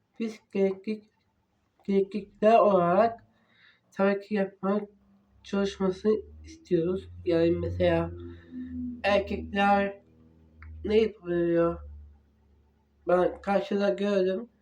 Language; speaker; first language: Turkish; non-native, learner; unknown